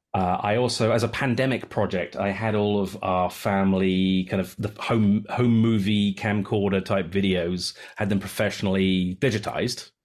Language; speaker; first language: English; native; English